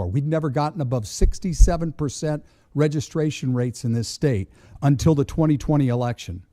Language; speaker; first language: English; native; English